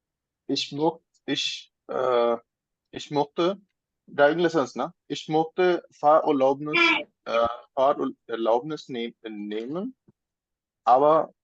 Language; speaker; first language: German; non-native, learner; Urdu